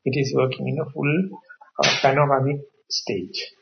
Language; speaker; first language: English; non-native, local second language; Sinhala